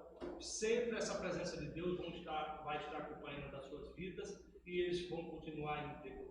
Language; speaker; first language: Portuguese; native; Portuguese